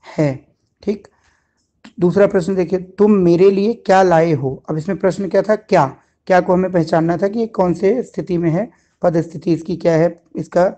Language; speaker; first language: Hindi; native; Hindi